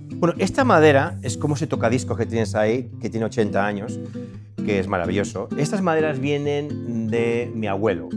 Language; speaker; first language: Spanish; early bilingual, heritage; Spanish